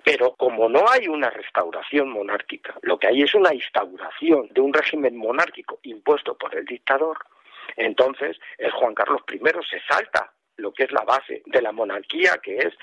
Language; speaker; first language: Spanish; native; Spanish